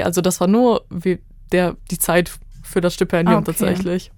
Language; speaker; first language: German; non-native, fluent; Bosnian